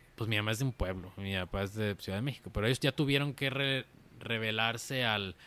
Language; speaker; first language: Spanish; native; Spanish